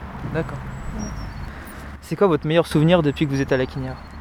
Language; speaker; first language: French; native; French